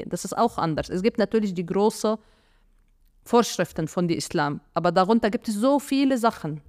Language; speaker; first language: German; non-native, fluent; Arabic